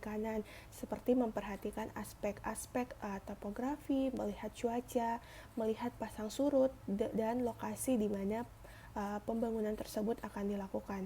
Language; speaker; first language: Indonesian; native; Indonesian